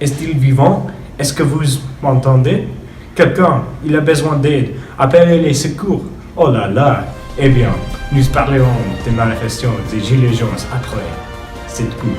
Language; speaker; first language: French; non-native, learner; English